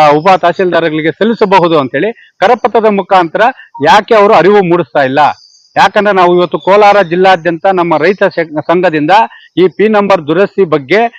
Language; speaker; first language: Kannada; native; Kannada